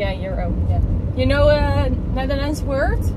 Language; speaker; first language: English; non-native, fluent; Dutch